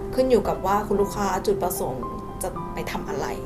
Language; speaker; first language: Thai; non-native, fluent; Korean